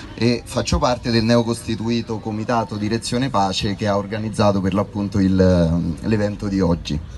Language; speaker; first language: Italian; native; Italian